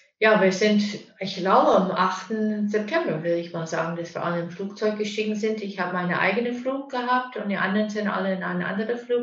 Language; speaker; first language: German; non-native, fluent; English